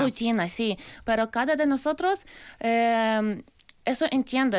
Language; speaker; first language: Spanish; non-native, learner; Ukrainian